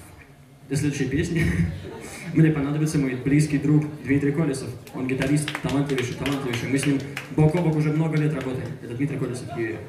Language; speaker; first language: Russian; native; Russian